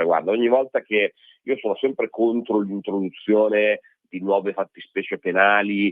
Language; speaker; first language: Italian; native; Italian